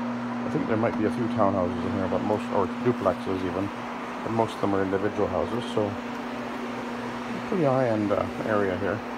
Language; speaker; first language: English; native; English